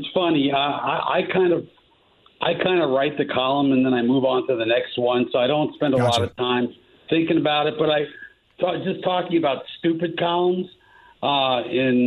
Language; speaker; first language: English; native; English